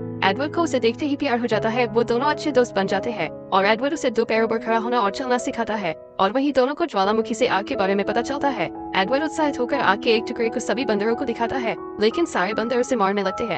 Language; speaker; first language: Hindi; native; Hindi